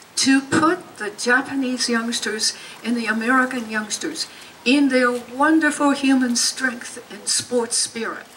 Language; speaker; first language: English; non-native, fluent; Japanese